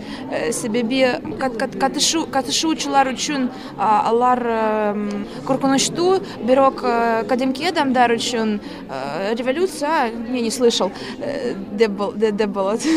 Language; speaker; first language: Kyrgyz; non-native, learner; Russian